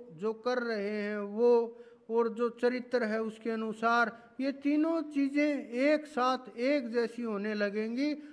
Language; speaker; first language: Hindi; native; Hindi